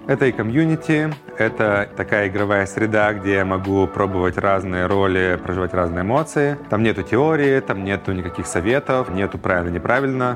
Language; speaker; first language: Russian; native; Russian